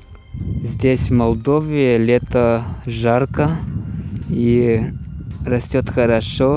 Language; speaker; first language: Russian; non-native, fluent; Romanian